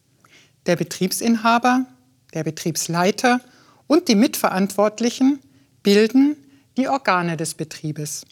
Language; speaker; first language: German; native; German